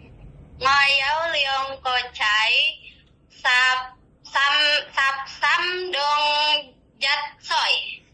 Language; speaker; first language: Cantonese; non-native, learner; Indonesian